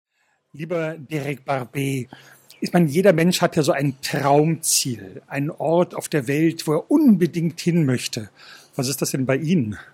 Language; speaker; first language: German; native; German